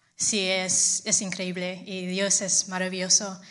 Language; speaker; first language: Spanish; non-native, fluent; English